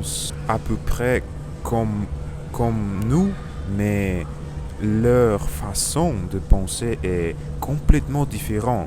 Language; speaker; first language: French; non-native, learner; Russian